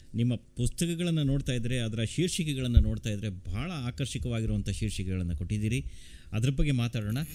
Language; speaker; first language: Kannada; native; Kannada